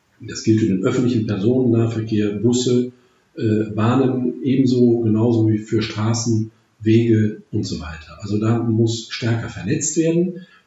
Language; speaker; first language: German; native; German